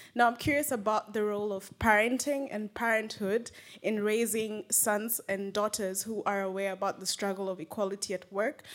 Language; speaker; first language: English; non-native, fluent; Arabic